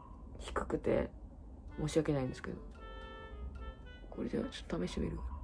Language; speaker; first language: Japanese; native; Japanese